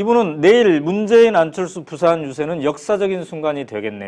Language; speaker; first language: Korean; native; Korean